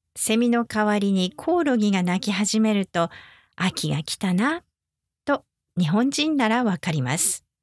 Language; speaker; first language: Japanese; native; Japanese